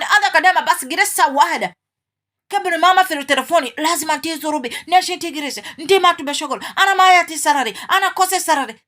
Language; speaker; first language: Arabic; non-native, learner; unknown